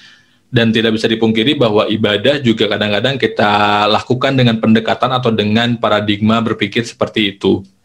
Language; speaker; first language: Indonesian; native; Indonesian